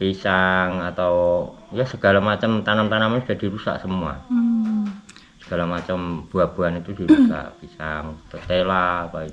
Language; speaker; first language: Indonesian; non-native, local second language; Javanese